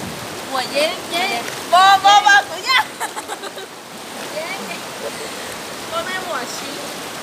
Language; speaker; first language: Chinese; non-native, learner; Lao